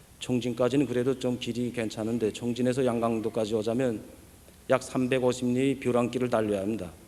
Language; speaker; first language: Korean; native; Korean